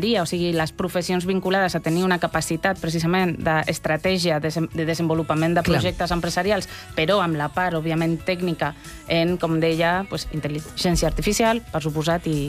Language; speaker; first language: Catalan; non-native, local second language; Spanish